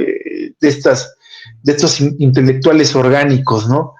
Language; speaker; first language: Spanish; native; Spanish